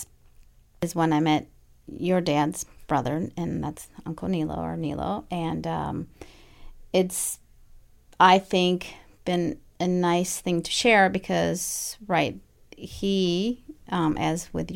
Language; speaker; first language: English; early bilingual, other home language; Spanish